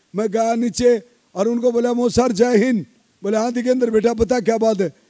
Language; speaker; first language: Hindi; native; Hindi